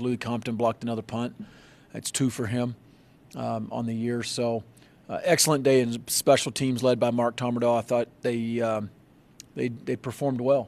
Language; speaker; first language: English; native; English